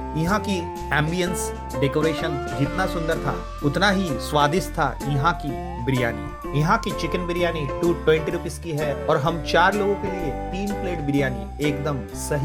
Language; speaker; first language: Hindi; non-native, local second language; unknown